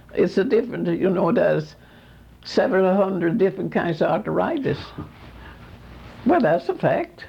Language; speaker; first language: English; non-native, fluent; Swedish